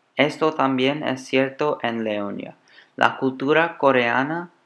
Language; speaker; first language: Spanish; non-native, learner; English